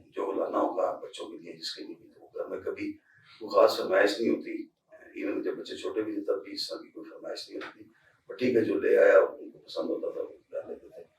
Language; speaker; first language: Urdu; non-native, local second language; Punjabi